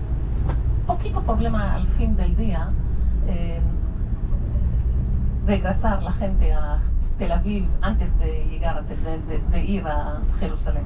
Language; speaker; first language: Spanish; non-native, learner; Hebrew